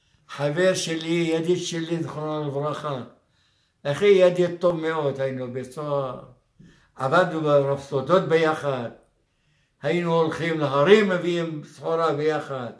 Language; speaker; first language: Hebrew; non-native, fluent; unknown